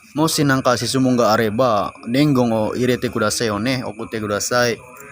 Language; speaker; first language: Japanese; non-native, learner; Indonesian